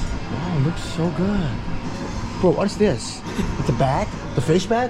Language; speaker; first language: English; non-native, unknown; Korean